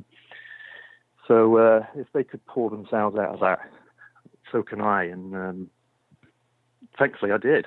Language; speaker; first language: English; native; English